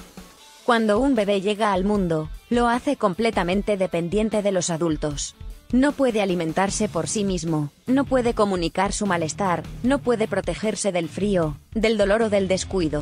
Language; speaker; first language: Spanish; native; Spanish